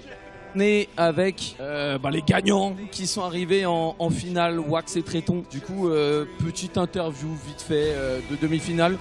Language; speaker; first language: French; native; French